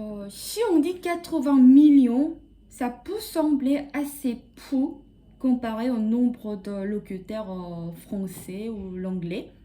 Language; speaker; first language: French; non-native, fluent; Korean